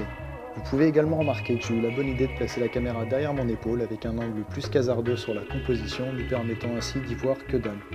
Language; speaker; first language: French; native; French